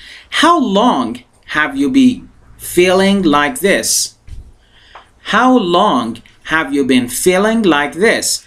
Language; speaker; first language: English; non-native, fluent; Persian